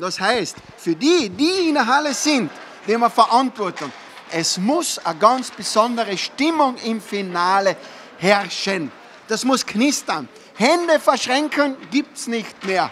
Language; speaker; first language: German; native; German